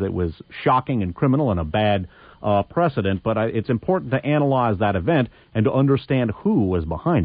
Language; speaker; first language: English; native; English